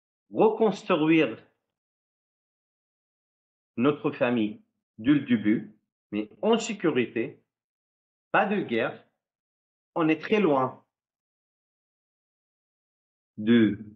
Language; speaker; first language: French; non-native, fluent; Arabic